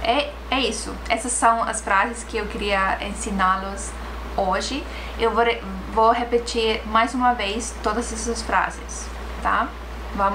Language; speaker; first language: Portuguese; non-native, fluent; Estonian